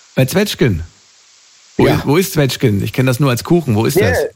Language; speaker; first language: German; native; German